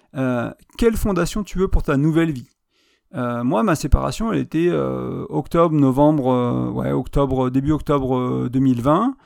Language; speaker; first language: French; native; French